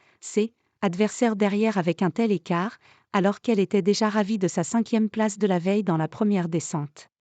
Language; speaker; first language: French; native; French